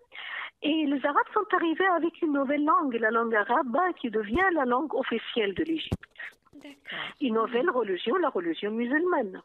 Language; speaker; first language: French; non-native, fluent; Arabic